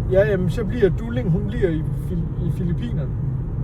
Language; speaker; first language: Danish; native; Danish